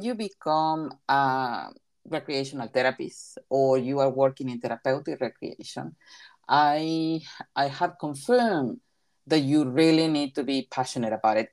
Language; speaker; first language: English; non-native, fluent; Spanish